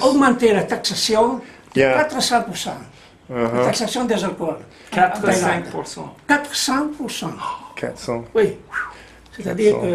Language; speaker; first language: French; non-native, fluent; Italian